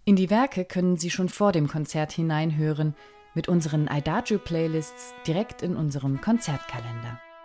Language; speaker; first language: German; native; German